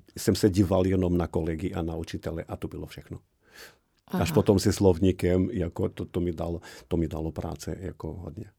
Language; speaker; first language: Czech; non-native, fluent; Portuguese